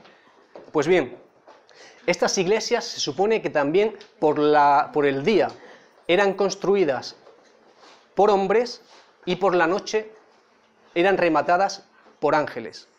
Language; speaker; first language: Spanish; native; Spanish